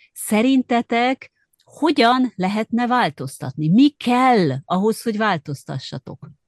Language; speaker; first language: Hungarian; native; Hungarian